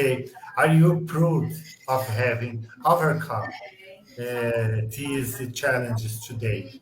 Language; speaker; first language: English; non-native, learner; Portuguese